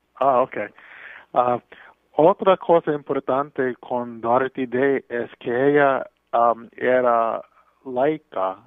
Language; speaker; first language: Spanish; non-native, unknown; English